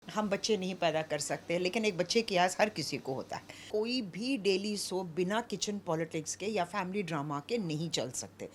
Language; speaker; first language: Hindi; non-native, local second language; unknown